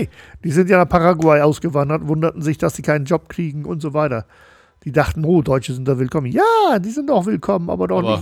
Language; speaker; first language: German; native; German